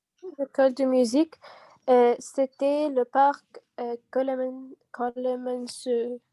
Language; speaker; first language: French; non-native, learner; Arabic